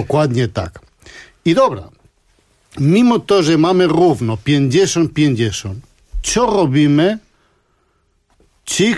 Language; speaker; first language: Polish; non-native, fluent; Spanish